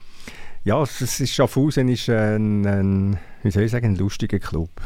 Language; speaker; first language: German; native; German